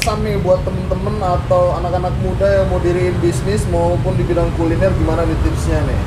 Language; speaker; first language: Indonesian; native; Indonesian